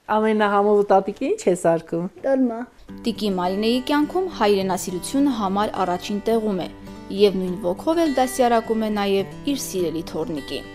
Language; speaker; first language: Armenian; native; Armenian